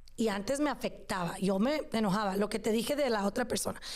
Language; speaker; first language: Spanish; early bilingual, other home language; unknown